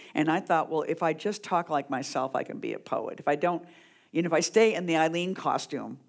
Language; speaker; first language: English; native; English